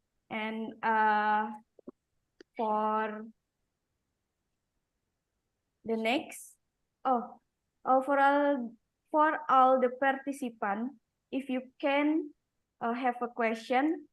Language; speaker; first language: English; non-native, learner; Indonesian